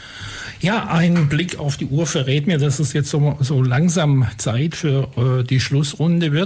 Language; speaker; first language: German; native; German